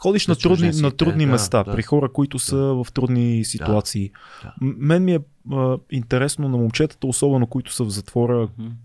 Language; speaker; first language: Bulgarian; native; Bulgarian